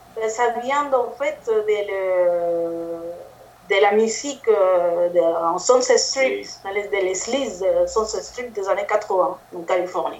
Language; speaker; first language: French; non-native, fluent; Spanish